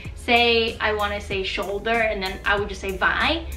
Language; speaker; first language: English; native; English